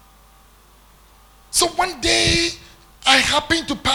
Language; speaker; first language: English; non-native, local second language; Akan